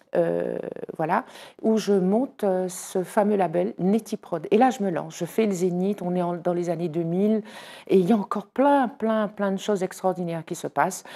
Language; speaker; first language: French; native; French